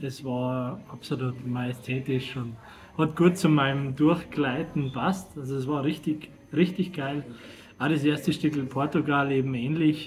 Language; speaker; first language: German; native; German